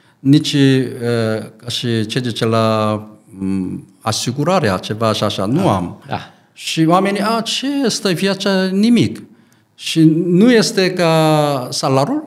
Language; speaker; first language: Romanian; non-native, learner; Korean